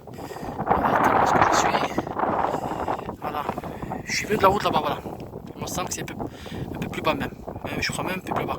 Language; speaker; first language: French; native; French